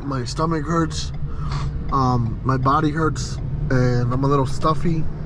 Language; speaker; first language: English; early bilingual, other home language; Spanish